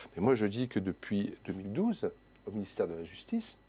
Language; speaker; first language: French; native; French